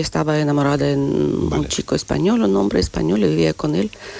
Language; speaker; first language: Spanish; non-native, fluent; Russian